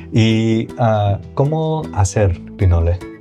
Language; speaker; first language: Spanish; non-native, learner; English